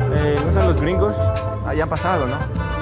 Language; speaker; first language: Spanish; non-native, learner; Greek